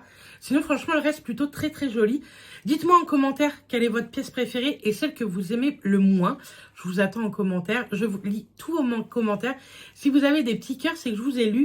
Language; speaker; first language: French; native; French